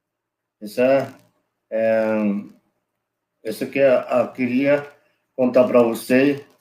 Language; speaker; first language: Portuguese; non-native, local second language; Yanomámi